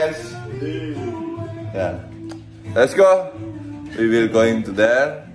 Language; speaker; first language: English; non-native, learner; Indonesian